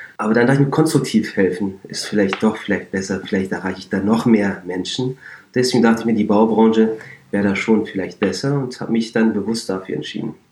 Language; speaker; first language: German; early bilingual, other home language; Turkish